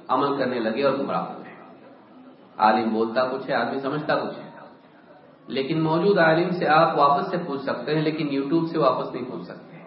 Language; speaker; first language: Urdu; native; Urdu